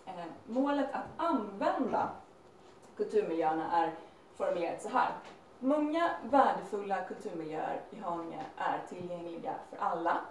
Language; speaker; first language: Swedish; native; Swedish